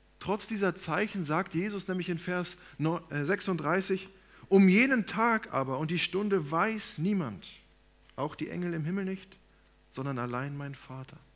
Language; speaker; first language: German; native; German